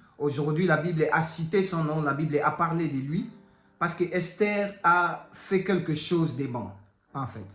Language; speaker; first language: French; non-native, local second language; Lingala